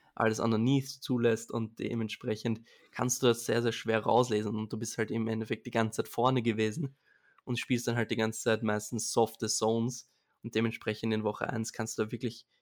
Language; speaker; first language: German; native; German